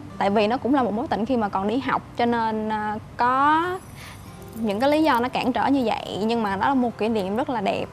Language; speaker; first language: Vietnamese; native; Vietnamese